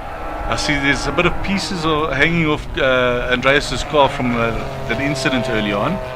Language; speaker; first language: English; native; English